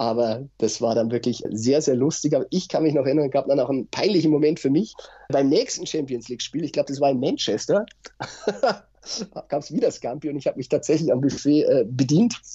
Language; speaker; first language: German; native; German